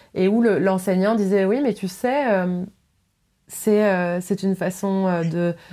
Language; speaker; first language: French; native; French